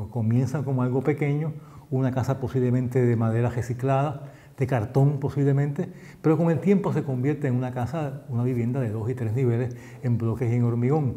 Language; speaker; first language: Spanish; native; Spanish